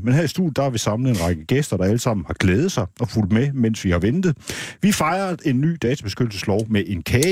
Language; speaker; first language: Danish; native; Danish